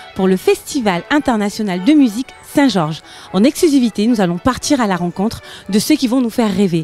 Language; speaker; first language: French; native; French